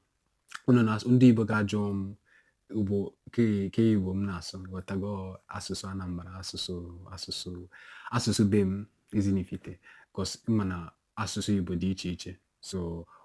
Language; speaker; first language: Igbo; non-native, local second language; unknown